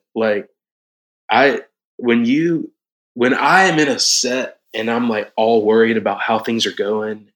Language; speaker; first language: English; native; English